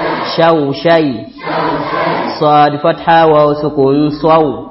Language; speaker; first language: Arabic; non-native, fluent; Swahili